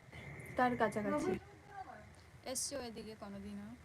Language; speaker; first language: Bangla; non-native, local second language; Santali